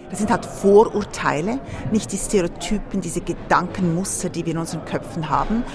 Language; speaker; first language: German; native; German